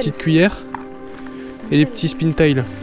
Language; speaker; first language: French; native; French